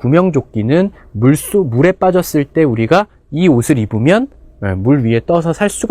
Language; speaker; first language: Korean; native; Korean